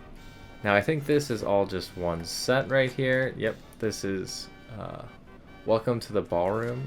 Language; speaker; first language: English; native; English